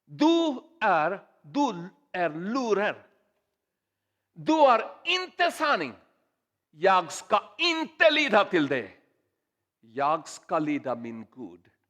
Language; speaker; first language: Swedish; non-native, learner; Urdu